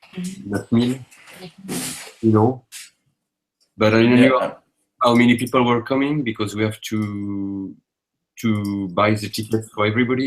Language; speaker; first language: English; non-native, learner; French